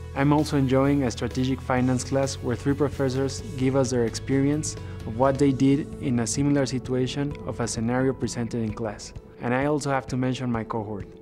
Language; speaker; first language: English; non-native, fluent; Spanish